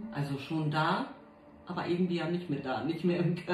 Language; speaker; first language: German; native; German